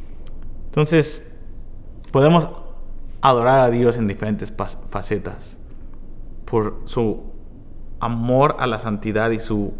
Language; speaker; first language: Spanish; native; Spanish